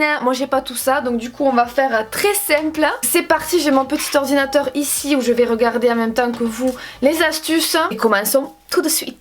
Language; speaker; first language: French; native; French